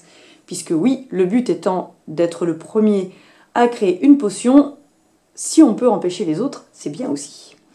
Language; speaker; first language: French; native; French